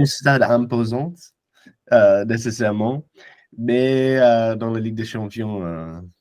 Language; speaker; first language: French; non-native, fluent; English